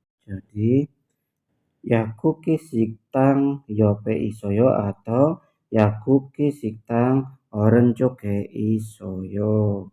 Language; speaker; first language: Korean; non-native, learner; Indonesian